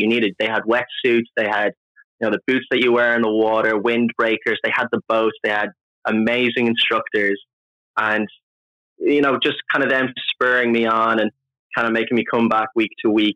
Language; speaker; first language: English; native; English